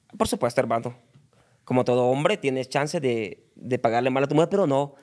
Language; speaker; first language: Spanish; native; Spanish